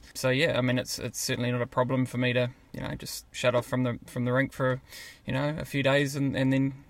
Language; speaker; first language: English; native; English